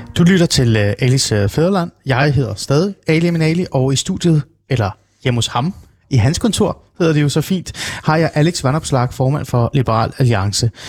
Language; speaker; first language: Danish; non-native, local second language; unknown